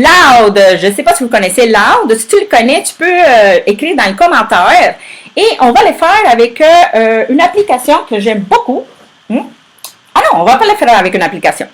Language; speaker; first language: French; native; French